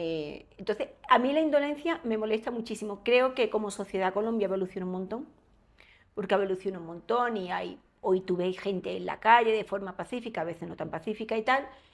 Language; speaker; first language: Spanish; native; Spanish